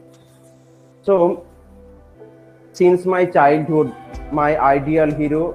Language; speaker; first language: English; non-native, local second language; Bangla